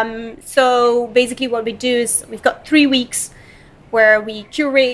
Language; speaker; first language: English; non-native, fluent; Romanian